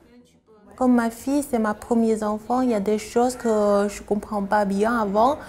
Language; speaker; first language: French; non-native, learner; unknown